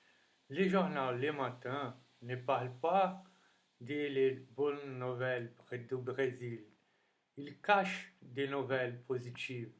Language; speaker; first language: French; non-native, fluent; Portuguese